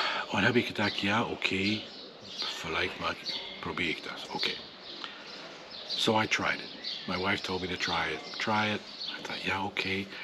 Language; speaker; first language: German; non-native, learner; English